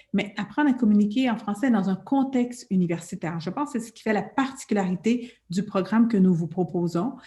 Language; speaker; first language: French; native; French